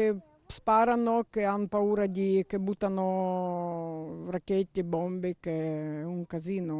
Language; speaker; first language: Italian; non-native, learner; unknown